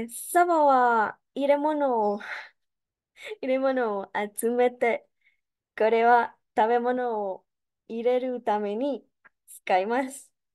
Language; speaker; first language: Japanese; non-native, learner; Spanish